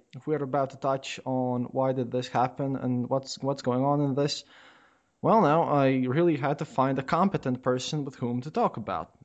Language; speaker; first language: English; non-native, fluent; Latvian